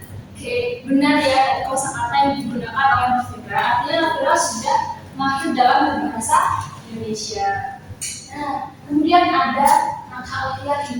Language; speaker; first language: Indonesian; native; Indonesian